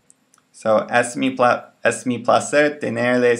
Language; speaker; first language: Spanish; non-native, learner; English